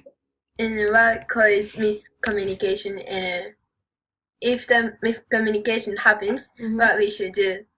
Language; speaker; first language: English; non-native, learner; Japanese